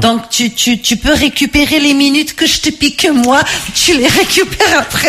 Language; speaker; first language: French; non-native, fluent; Portuguese